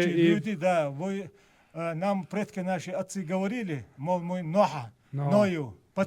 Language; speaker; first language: Russian; native; Russian